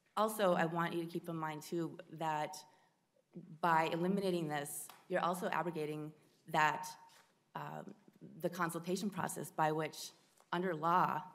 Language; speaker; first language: English; native; English